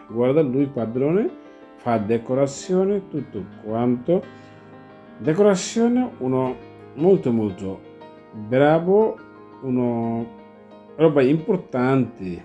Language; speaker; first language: Italian; non-native, learner; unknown